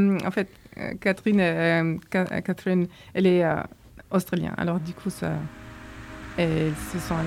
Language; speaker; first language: French; non-native, fluent; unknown